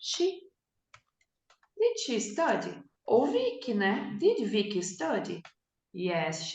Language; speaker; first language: English; non-native, fluent; Portuguese